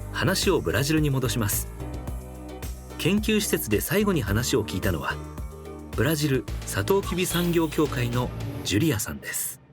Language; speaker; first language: Japanese; native; Japanese